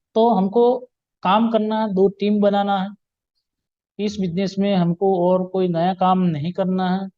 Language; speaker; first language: Hindi; non-native, local second language; Gujarati